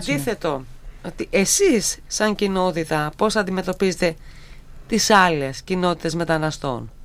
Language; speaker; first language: Greek; native; Greek